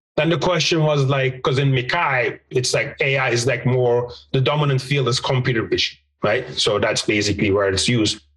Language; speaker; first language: English; non-native, fluent; Turkish